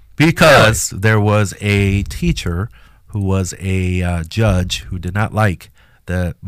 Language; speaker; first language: English; non-native, fluent; Spanish